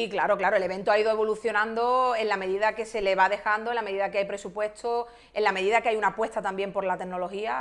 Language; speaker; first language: Spanish; native; Spanish